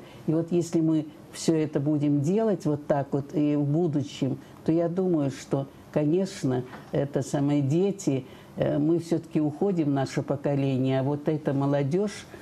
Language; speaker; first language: Russian; native; Russian